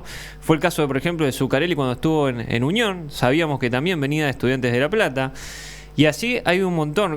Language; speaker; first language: Spanish; native; Spanish